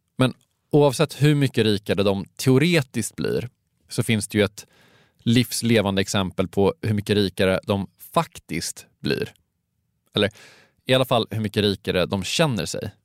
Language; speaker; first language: Swedish; native; Swedish